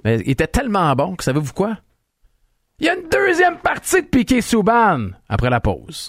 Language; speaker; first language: French; native; French